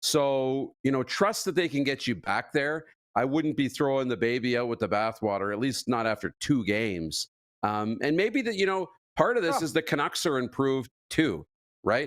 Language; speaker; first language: English; native; English